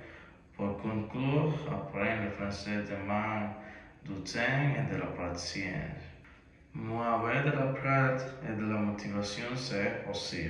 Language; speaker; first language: French; non-native, learner; Spanish